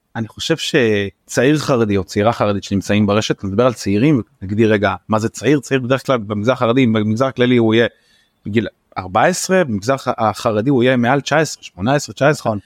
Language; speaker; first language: Hebrew; native; Hebrew